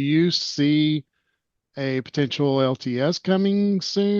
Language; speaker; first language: English; native; English